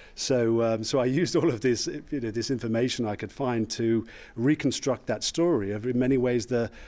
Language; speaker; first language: English; native; English